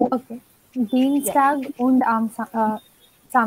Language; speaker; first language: German; non-native, learner; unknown